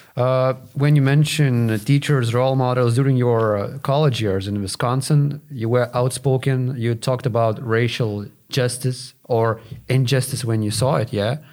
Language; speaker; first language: English; non-native, fluent; Lithuanian